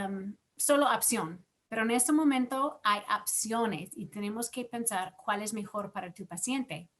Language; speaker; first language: Spanish; non-native, fluent; English